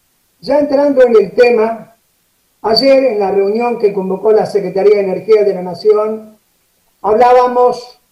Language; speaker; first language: Spanish; native; Spanish